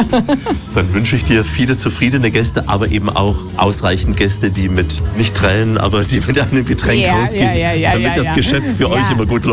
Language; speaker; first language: German; native; German